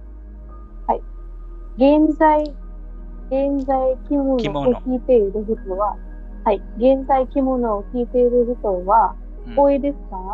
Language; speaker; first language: Japanese; non-native, learner; Hindi